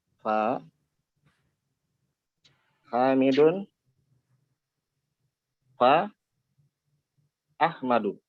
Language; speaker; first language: Arabic; non-native, fluent; Indonesian